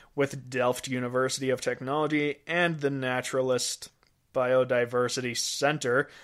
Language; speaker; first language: English; native; English